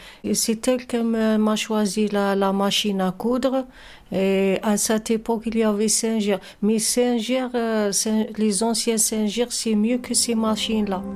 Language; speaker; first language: French; non-native, fluent; Arabic